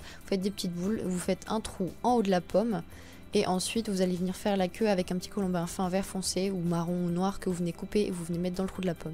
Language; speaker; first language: French; native; French